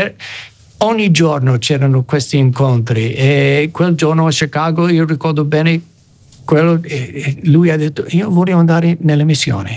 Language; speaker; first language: Italian; non-native, fluent; English